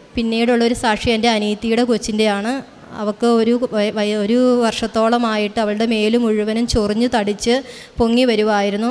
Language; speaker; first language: Malayalam; native; Malayalam